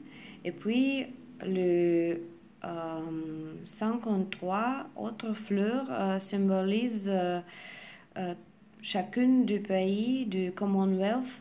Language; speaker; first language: French; non-native, learner; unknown